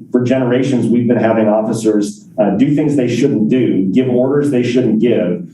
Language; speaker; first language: English; native; English